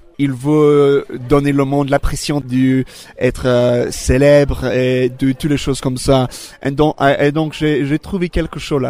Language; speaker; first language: French; non-native, fluent; English